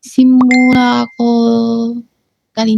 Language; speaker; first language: Filipino; non-native, learner; Chinese